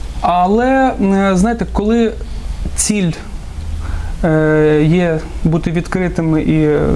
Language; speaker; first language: Ukrainian; non-native, local second language; Russian